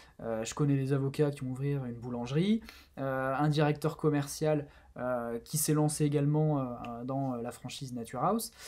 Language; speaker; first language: French; native; French